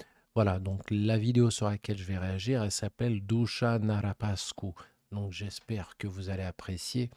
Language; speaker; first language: French; native; French